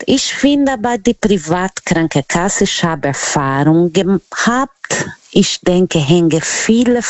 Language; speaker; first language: German; non-native, learner; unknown